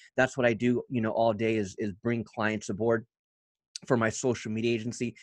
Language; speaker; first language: English; native; English